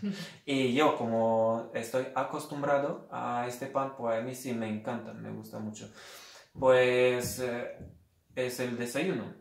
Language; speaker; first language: Spanish; non-native, fluent; Lithuanian